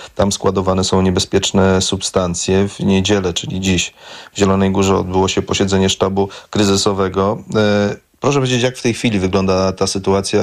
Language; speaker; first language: Polish; native; Polish